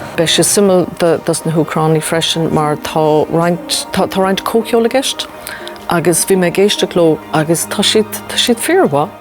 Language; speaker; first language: Irish; non-native, local second language; English